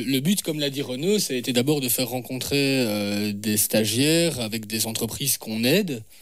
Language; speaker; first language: French; native; French